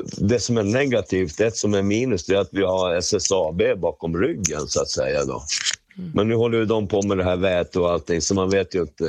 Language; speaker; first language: Swedish; native; Swedish